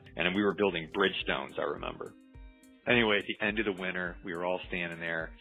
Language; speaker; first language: English; native; English